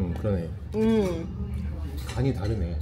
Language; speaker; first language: Korean; native; Korean